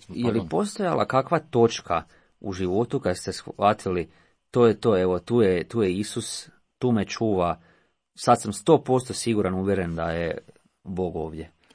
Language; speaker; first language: Croatian; native; Croatian